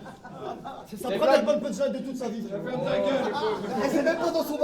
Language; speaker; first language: French; native; French